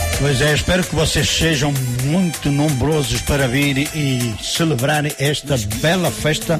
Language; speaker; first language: Portuguese; early bilingual, heritage; Portuguese